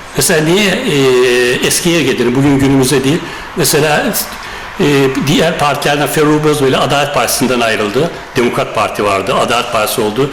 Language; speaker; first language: Turkish; native; Turkish